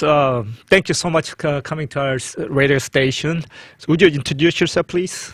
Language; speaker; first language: English; non-native, fluent; Korean